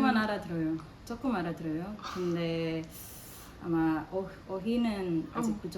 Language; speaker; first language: Korean; non-native, learner; Indonesian